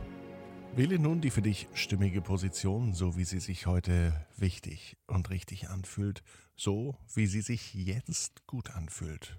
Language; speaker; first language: German; native; German